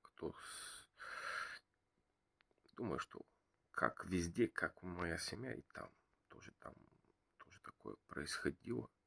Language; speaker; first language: Russian; non-native, learner; Bulgarian